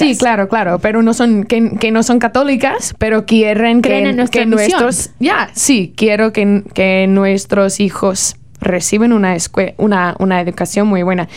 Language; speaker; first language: Spanish; non-native, learner; English